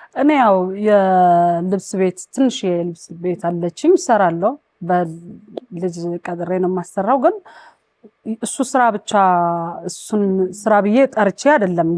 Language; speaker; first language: Amharic; non-native, local second language; Tigrinya